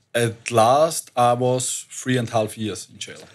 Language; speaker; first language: English; non-native, learner; German